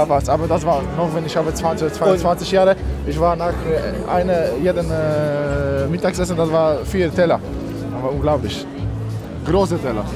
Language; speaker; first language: German; non-native, learner; Polish